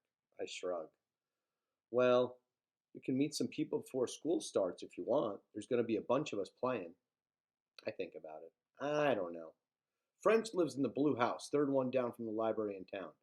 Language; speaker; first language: English; native; English